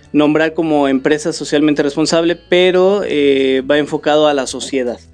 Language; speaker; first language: Spanish; native; Spanish